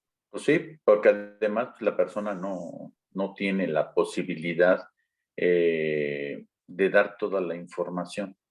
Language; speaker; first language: Spanish; native; Spanish